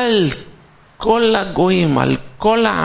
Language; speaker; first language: Hebrew; non-native, fluent; Russian